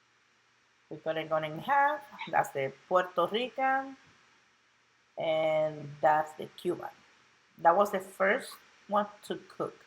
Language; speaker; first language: English; non-native, local second language; Spanish